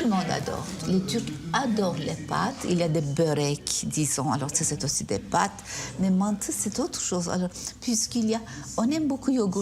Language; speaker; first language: French; non-native, fluent; Turkish